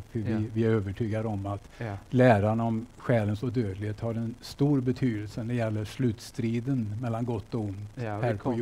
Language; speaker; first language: Swedish; native; Swedish